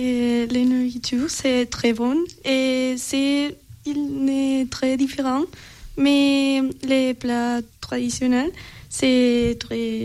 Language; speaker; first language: French; non-native, learner; Spanish